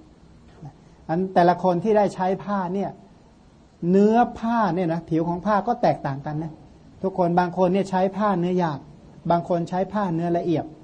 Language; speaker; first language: Thai; non-native, local second language; Khmer